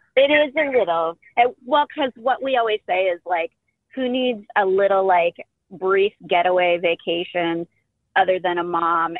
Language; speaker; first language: English; native; English